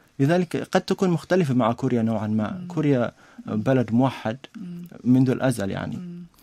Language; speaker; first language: Arabic; native; Arabic